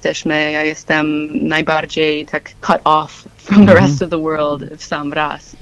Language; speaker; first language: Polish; non-native, learner; English